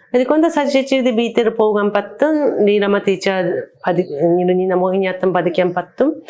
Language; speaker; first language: Malayalam; non-native, learner; Japanese